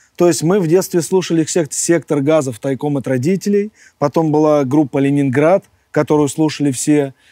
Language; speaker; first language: Russian; native; Russian